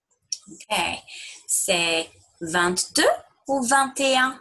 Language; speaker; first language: French; non-native, fluent; English